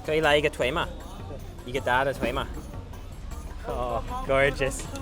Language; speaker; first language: Chinese; non-native, learner; English